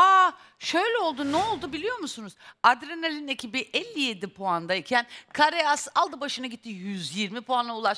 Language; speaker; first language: Turkish; native; Turkish